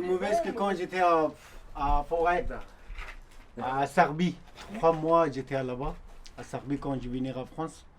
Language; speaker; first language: French; non-native, learner; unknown